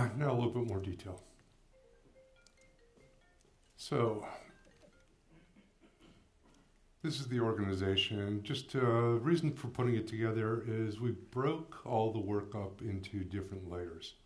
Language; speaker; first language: English; native; English